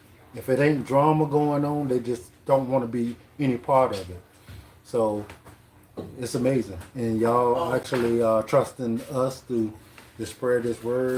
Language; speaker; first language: English; native; English